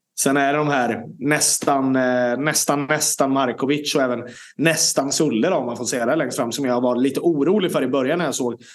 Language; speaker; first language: Swedish; native; Swedish